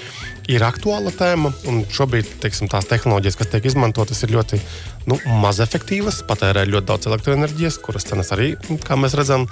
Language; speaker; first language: Latvian; native; Latvian